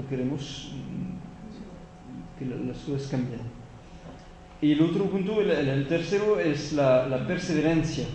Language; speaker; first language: Spanish; non-native, fluent; French